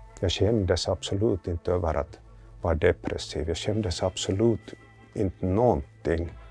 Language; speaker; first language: Swedish; native; Swedish